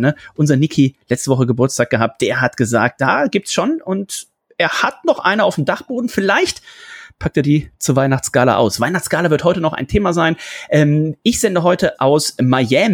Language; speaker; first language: German; native; German